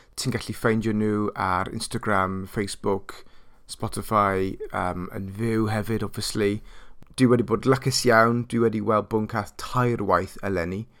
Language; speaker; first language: Welsh; non-native, local second language; English